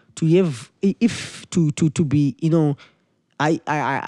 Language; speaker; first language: English; non-native, local second language; Shona